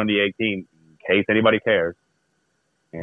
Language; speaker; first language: English; non-native, fluent; Spanish